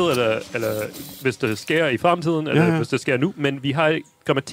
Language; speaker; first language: Danish; non-native, fluent; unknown